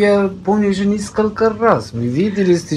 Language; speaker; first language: Russian; non-native, fluent; Persian